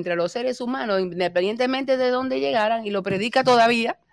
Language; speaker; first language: Spanish; native; Spanish